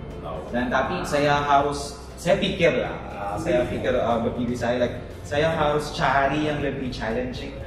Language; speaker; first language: Indonesian; non-native, learner; Filipino